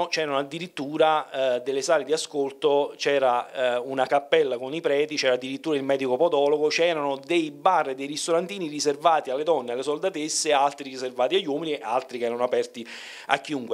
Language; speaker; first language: Italian; native; Italian